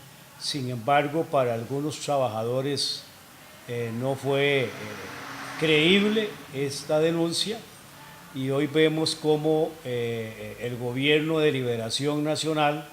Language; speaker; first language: Spanish; native; Spanish